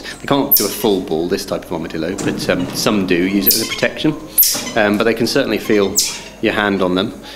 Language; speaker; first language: English; native; English